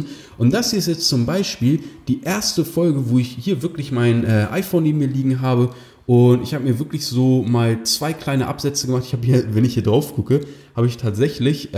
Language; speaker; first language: German; native; German